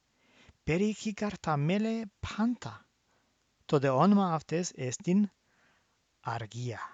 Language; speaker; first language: Greek; non-native, fluent; English